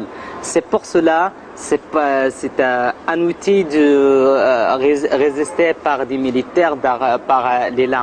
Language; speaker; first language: French; non-native, learner; Arabic